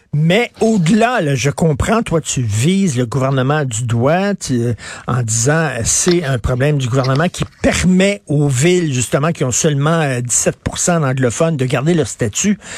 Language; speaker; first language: French; native; French